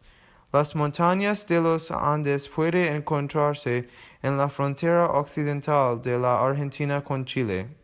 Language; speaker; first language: Spanish; non-native, learner; English